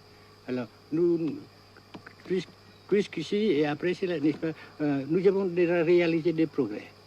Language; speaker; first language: French; non-native, local second language; Vietnamese